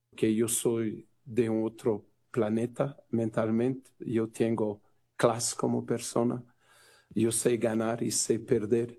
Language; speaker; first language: Spanish; non-native, learner; Portuguese